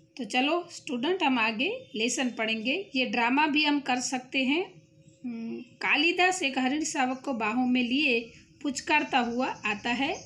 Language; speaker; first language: Hindi; non-native, local second language; Gujarati